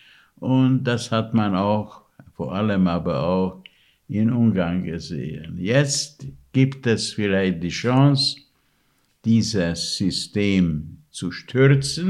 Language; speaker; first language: German; non-native, fluent; Hungarian